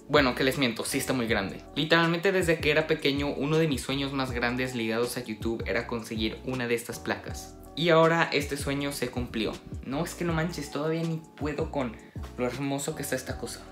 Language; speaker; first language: Spanish; native; Spanish